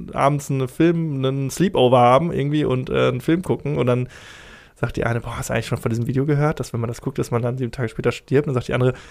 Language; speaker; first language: German; native; German